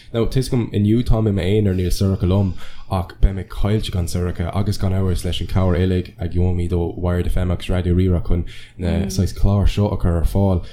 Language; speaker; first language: Irish; non-native, local second language; English